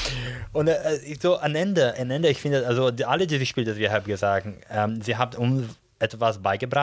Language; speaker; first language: German; non-native, fluent; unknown